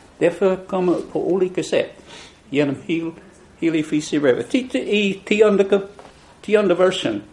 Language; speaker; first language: Swedish; non-native, fluent; English